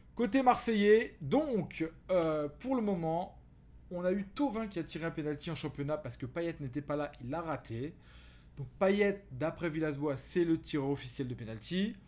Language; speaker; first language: French; native; French